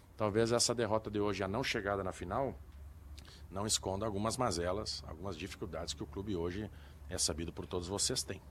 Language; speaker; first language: Portuguese; native; Portuguese